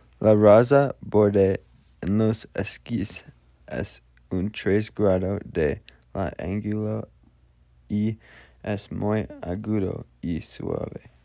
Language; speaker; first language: Spanish; non-native, learner; English